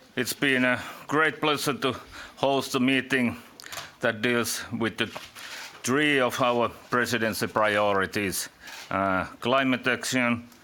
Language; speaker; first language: English; non-native, fluent; Finnish